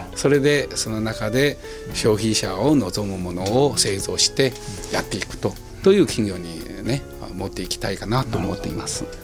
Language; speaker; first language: Japanese; non-native, fluent; Chinese